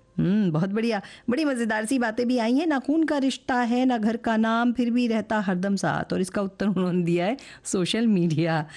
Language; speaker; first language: Hindi; native; Hindi